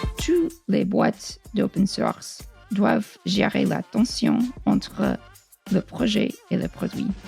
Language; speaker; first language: French; non-native, fluent; English